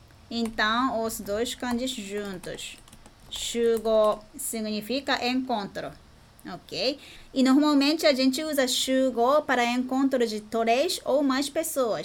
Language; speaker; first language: Portuguese; non-native, fluent; Japanese